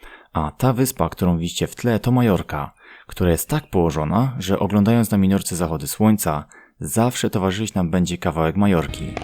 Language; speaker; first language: Polish; native; Polish